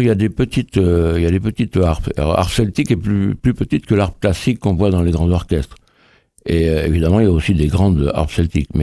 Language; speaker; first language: French; native; French